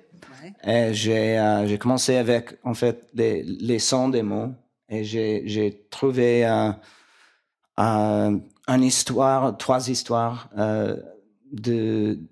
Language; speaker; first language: French; non-native, local second language; English